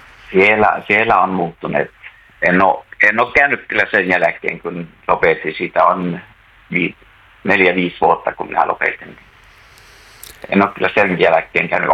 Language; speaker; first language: Finnish; native; Finnish